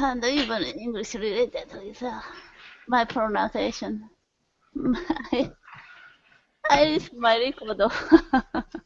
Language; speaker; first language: English; non-native, learner; Japanese